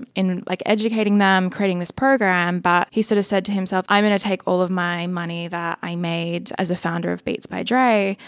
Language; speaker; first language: English; native; English